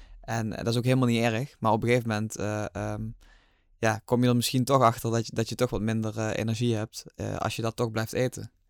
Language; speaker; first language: Dutch; native; Dutch